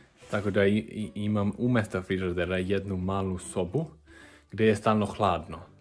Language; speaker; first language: Serbian; non-native, learner; English